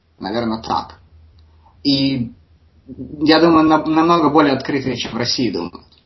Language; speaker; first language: Russian; native; Russian